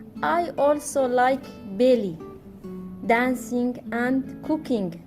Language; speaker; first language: English; non-native, learner; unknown